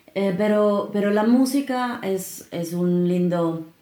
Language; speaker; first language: Spanish; non-native, fluent; Finnish